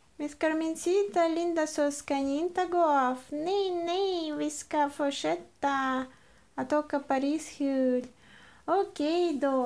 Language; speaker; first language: Swedish; non-native, learner; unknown